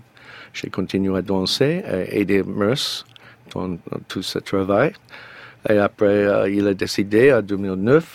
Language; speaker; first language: French; non-native, learner; English